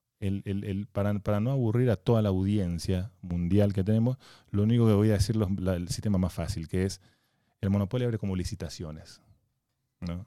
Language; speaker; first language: Spanish; native; Spanish